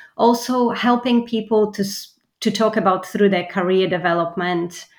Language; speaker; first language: English; non-native, fluent; Polish